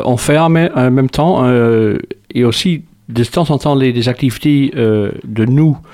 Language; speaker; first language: French; non-native, fluent; Dutch